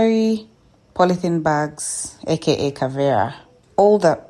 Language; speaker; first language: English; non-native, local second language; Ganda